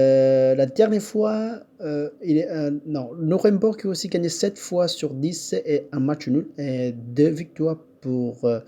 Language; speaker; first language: French; non-native, fluent; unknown